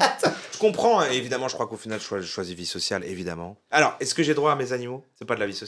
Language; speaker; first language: French; native; French